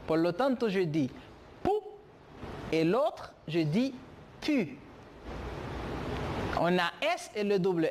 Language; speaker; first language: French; non-native, fluent; Spanish